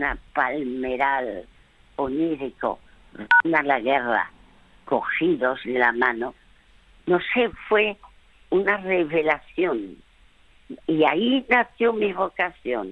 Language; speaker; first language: Spanish; early bilingual, other home language; French